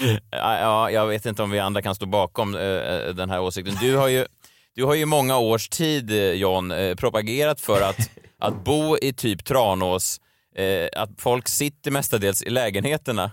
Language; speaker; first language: Swedish; native; Swedish